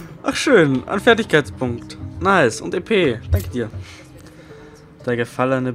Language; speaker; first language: German; native; German